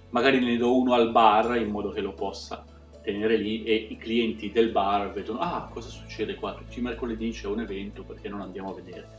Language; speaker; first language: Italian; native; Italian